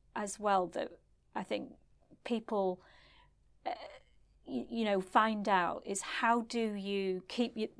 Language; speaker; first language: English; native; English